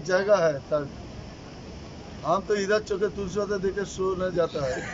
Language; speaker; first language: Hindi; non-native, local second language; Bangla